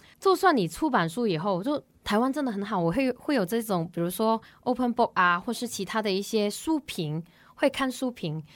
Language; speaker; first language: Chinese; non-native, local second language; Cantonese